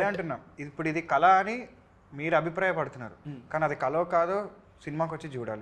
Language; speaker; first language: Telugu; native; Telugu